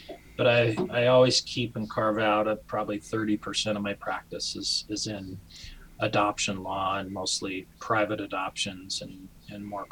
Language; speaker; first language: English; native; English